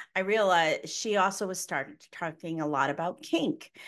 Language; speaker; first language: English; native; English